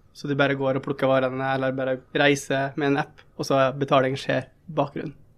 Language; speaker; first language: Norwegian; early bilingual, other home language; Tamil